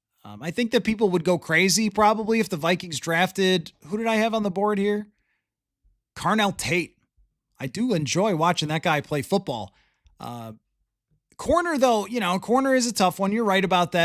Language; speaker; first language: English; native; English